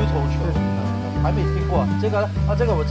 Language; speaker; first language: Chinese; non-native, learner; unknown